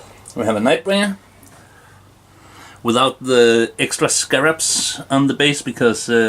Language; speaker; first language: English; non-native, fluent; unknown